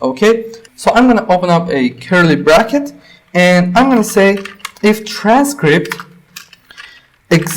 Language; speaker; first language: English; non-native, fluent; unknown